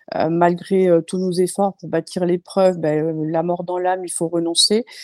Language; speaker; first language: French; native; French